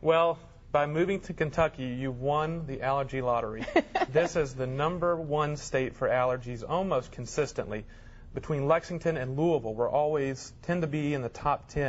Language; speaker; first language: English; native; English